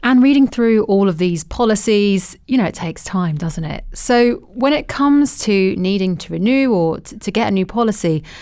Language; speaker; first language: English; native; English